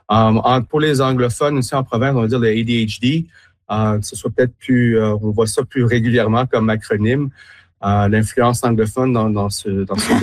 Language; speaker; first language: French; native; French